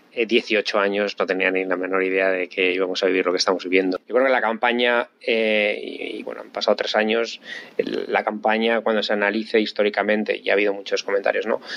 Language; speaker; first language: Spanish; native; Spanish